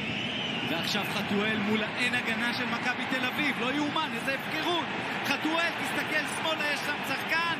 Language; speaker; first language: Hebrew; native; Hebrew